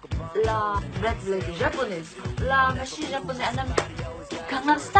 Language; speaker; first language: French; non-native, fluent; Korean